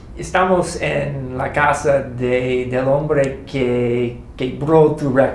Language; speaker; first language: Spanish; non-native, learner; English